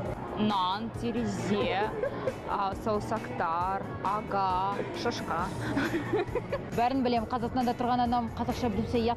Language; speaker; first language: Kazakh; non-native, local second language; Russian